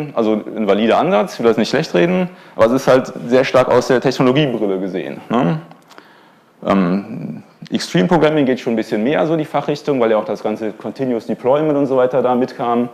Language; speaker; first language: German; native; German